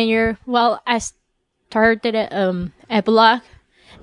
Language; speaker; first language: English; non-native, fluent; Spanish